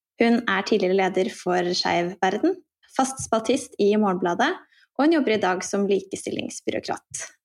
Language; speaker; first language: Norwegian; native; Norwegian